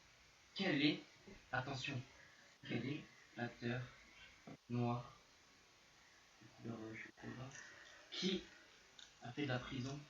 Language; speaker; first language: French; native; French